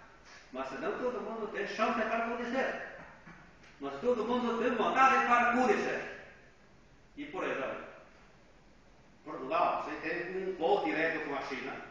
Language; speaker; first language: Portuguese; non-native, fluent; Chinese